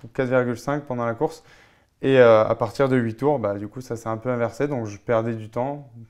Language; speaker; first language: French; native; French